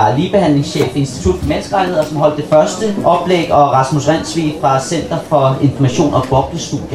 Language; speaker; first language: Danish; native; Danish